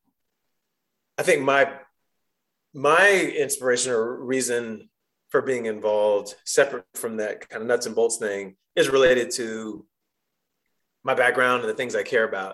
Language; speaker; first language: English; native; English